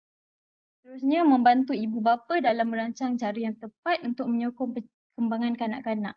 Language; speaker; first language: Malay; native; Malay